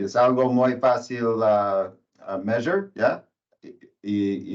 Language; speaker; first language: Spanish; non-native, learner; English